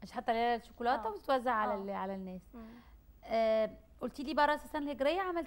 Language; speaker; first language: Arabic; native; Arabic